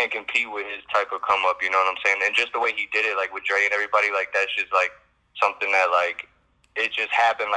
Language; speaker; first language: English; native; English